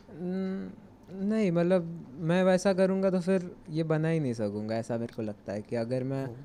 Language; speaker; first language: Hindi; non-native, local second language; Marathi